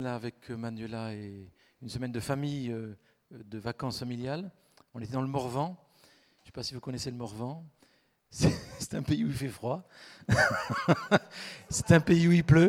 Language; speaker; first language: French; native; French